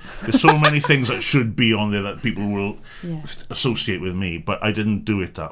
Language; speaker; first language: English; native; English